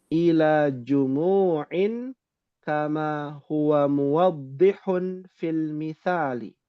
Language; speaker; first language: Arabic; non-native, fluent; Indonesian